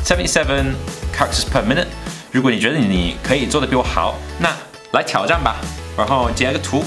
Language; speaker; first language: Chinese; non-native, fluent; English